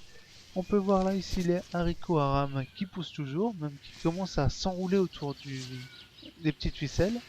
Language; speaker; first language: French; native; French